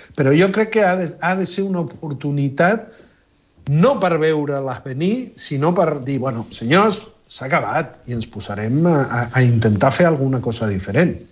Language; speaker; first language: Catalan; non-native, fluent; Spanish